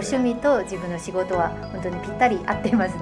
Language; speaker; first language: Japanese; non-native, fluent; Chinese